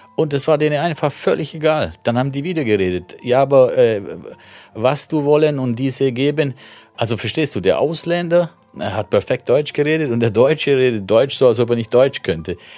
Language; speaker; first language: German; early bilingual, other home language; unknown